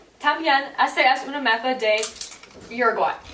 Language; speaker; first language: Spanish; non-native, learner; English